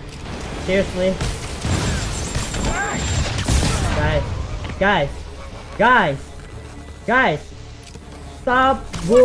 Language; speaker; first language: English; non-native, learner; Indonesian